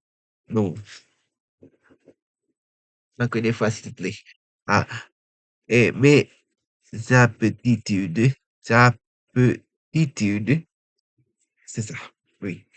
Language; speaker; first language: French; non-native, learner; Japanese